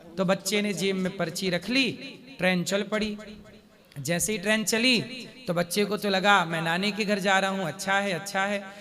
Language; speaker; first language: Hindi; native; Hindi